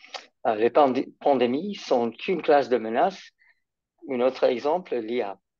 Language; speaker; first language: French; non-native, fluent; English